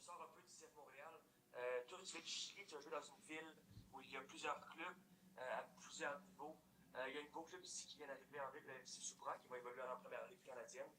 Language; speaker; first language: French; native; French